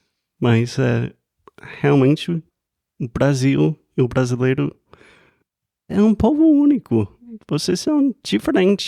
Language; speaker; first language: Portuguese; non-native, fluent; English